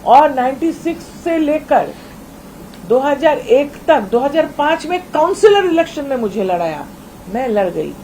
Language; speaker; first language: Hindi; non-native, local second language; Bangla